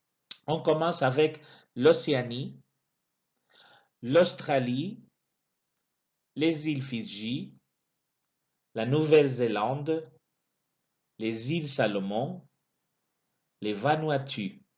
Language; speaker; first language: French; non-native, fluent; Spanish